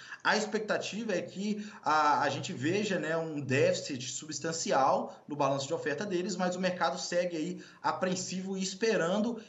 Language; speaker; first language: Portuguese; native; Portuguese